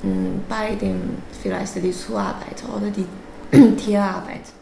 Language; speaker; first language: German; non-native, learner; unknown